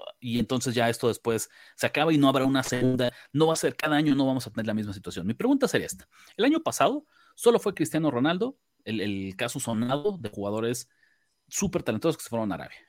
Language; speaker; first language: Spanish; native; Spanish